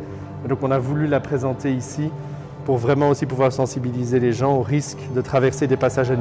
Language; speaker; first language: French; native; French